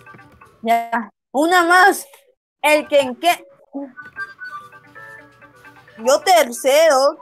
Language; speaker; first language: Spanish; native; Spanish